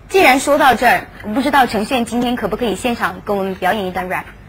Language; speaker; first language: Chinese; native; Chinese